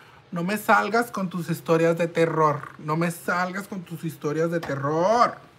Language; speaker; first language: Spanish; early bilingual, other home language; English